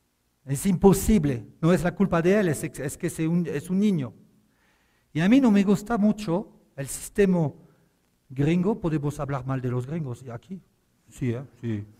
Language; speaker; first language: Spanish; non-native, fluent; French